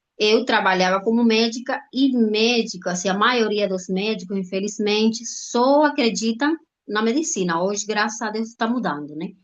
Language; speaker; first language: Portuguese; non-native, fluent; Spanish